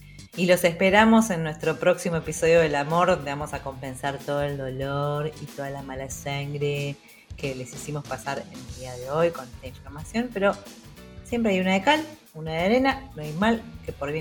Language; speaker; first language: Spanish; native; Spanish